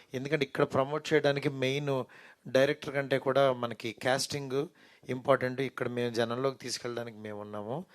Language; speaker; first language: Telugu; native; Telugu